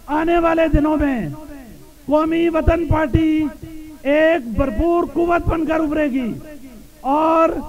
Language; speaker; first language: Urdu; non-native, local second language; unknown